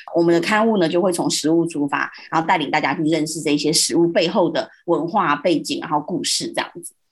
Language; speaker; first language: Chinese; early bilingual, heritage; Chinese